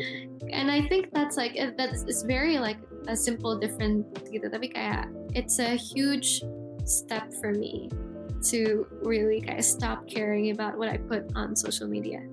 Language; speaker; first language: English; early bilingual, other home language; Indonesian